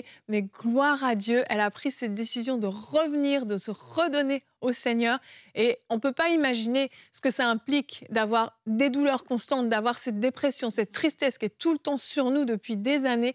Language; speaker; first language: French; native; French